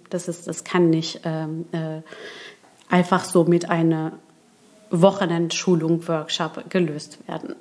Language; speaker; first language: German; early bilingual, other home language; Persian